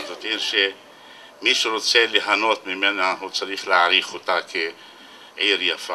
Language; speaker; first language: Hebrew; non-native, local second language; Arabic